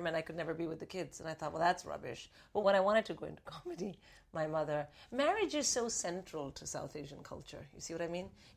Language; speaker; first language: English; non-native, local second language; Hindi